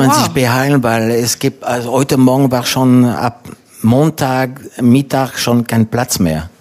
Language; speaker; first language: German; non-native, fluent; French